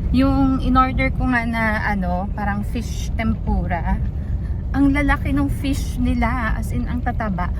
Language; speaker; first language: Filipino; native; Filipino